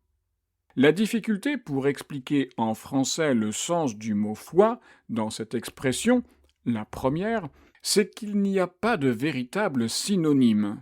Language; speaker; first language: French; native; French